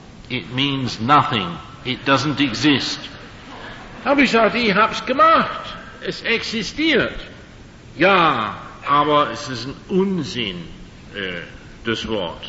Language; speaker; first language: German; non-native, fluent; English